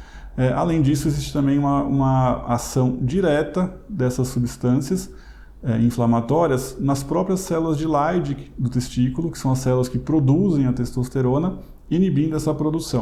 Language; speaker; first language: Portuguese; native; Portuguese